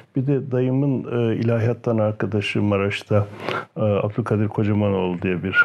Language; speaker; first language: Turkish; native; Turkish